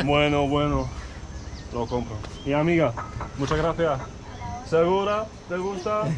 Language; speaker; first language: Spanish; non-native, learner; English